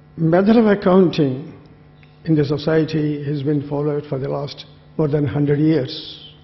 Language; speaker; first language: English; non-native, local second language; Telugu